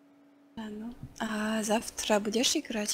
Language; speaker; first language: Russian; non-native, learner; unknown